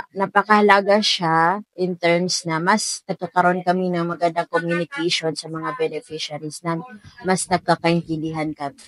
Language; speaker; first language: Filipino; non-native, local second language; Maranao